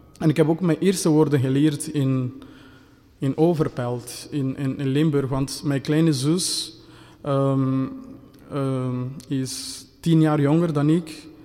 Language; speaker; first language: Dutch; non-native, fluent; Kinyarwanda